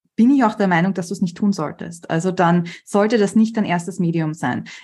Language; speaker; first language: German; native; German